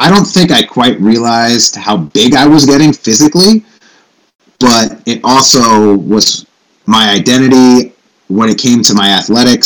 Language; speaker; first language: English; native; English